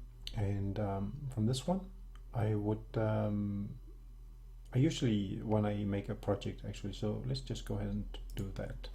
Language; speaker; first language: English; non-native, fluent; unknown